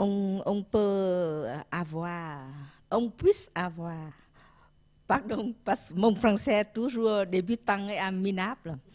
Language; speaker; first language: French; non-native, learner; Vietnamese